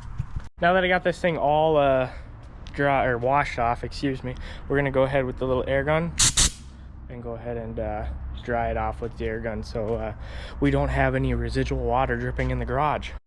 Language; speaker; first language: English; native; English